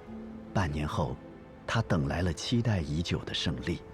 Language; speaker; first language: Chinese; native; Chinese